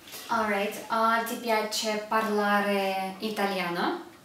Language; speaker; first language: Italian; non-native, learner; Russian